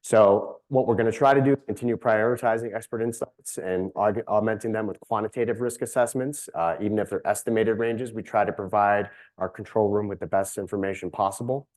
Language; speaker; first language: English; native; English